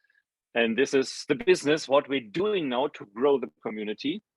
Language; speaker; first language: English; non-native, fluent; German